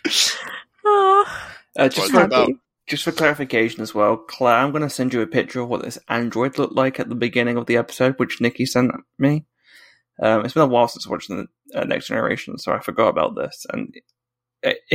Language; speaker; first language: English; native; English